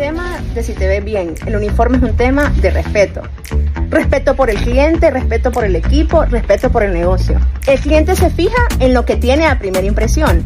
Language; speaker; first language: Spanish; native; Spanish